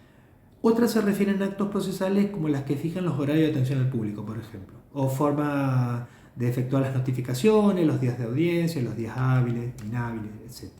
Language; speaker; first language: Spanish; native; Spanish